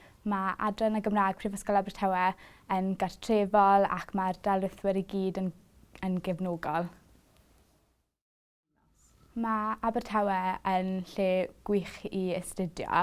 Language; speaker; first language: Welsh; non-native, fluent; English